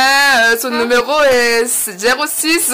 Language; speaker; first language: French; non-native, learner; Korean